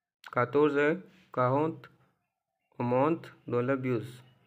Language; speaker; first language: French; non-native, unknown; Hindi